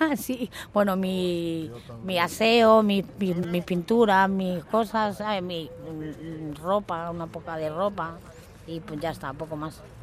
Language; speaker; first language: Spanish; native; Spanish